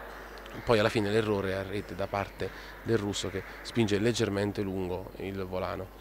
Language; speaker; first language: Italian; native; Italian